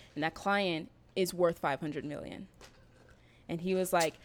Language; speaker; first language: English; native; English